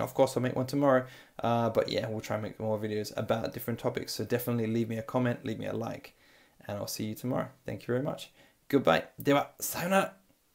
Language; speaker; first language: English; native; English